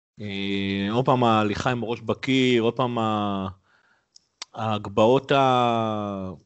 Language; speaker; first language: Hebrew; native; Hebrew